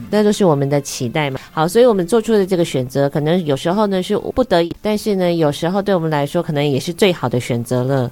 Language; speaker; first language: Chinese; native; Chinese